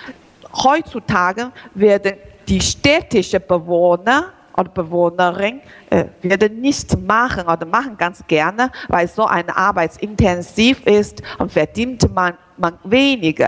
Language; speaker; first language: German; non-native, learner; Chinese